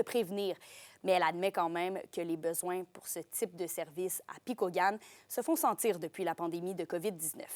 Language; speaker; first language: French; native; French